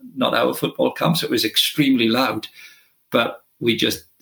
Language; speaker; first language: English; non-native, local second language; Welsh